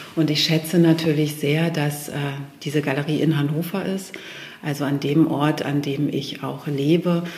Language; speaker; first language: German; native; German